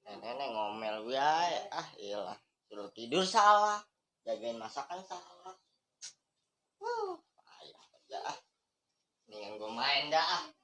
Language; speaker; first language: Indonesian; native; Indonesian